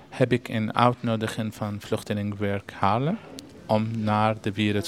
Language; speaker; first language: Dutch; non-native, learner; Arabic